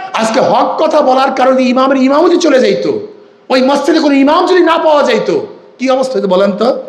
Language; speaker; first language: Bangla; native; Bangla